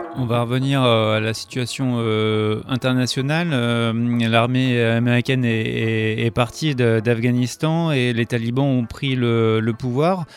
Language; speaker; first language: French; native; French